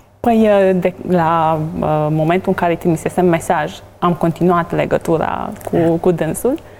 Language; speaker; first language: Romanian; native; Romanian